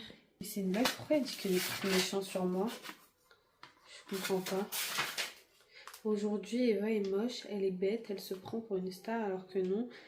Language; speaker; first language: French; native; French